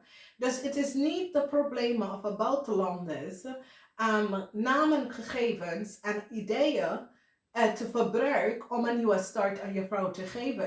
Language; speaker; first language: Dutch; non-native, fluent; English